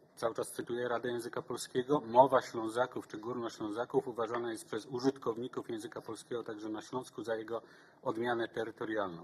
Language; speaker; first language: Polish; native; Polish